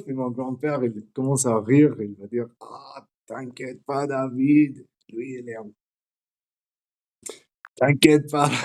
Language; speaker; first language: French; non-native, learner; English